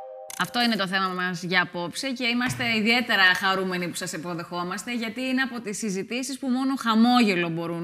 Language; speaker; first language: Greek; native; Greek